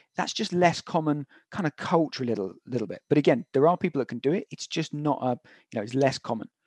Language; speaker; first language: English; native; English